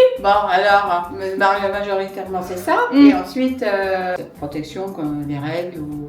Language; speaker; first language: French; native; French